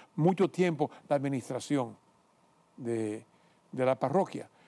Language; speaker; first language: Spanish; native; Spanish